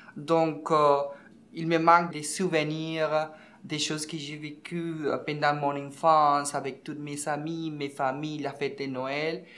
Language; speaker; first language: French; non-native, learner; Spanish